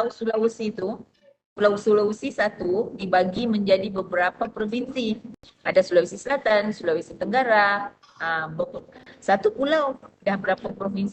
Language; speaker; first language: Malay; non-native, local second language; Buginese